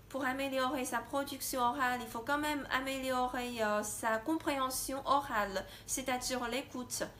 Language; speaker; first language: French; non-native, fluent; Chinese